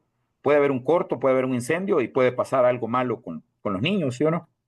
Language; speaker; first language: Spanish; native; Spanish